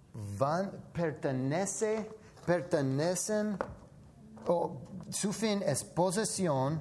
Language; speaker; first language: Spanish; non-native, fluent; English